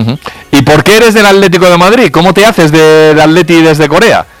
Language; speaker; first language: Spanish; native; Spanish